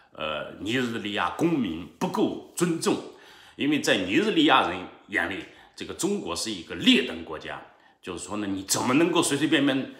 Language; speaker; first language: Chinese; native; Chinese